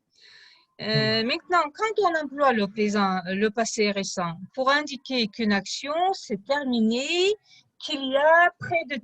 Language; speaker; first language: French; non-native, fluent; Russian